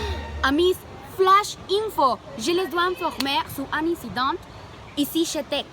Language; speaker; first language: French; non-native, learner; Spanish